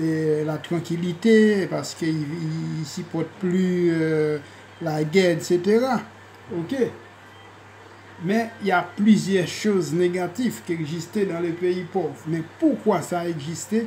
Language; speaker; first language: French; non-native, local second language; Haitian Creole